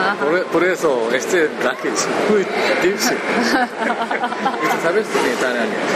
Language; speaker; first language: Spanish; non-native, learner; Japanese